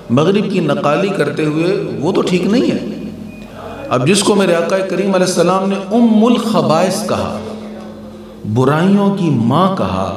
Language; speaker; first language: Urdu; non-native, local second language; Punjabi